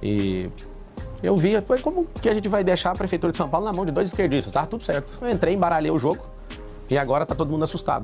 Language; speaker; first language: Portuguese; native; Portuguese